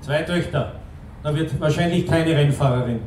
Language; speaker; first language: German; native; German